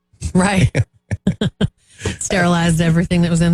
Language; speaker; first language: English; native; English